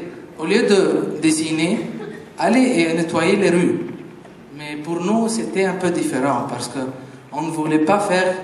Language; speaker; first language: French; non-native, fluent; Arabic